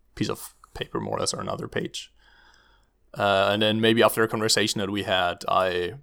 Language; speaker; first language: English; non-native, fluent; German